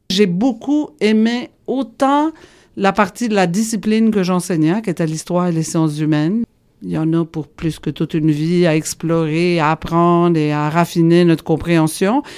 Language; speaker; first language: French; native; French